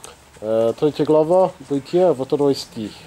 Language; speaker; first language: Russian; non-native, fluent; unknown